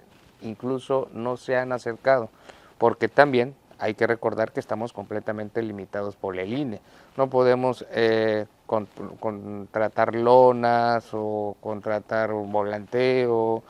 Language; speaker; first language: Spanish; native; Spanish